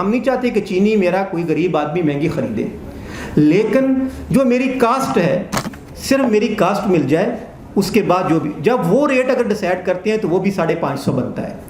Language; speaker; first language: Urdu; non-native, local second language; Punjabi